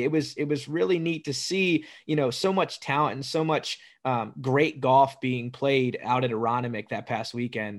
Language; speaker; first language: English; native; English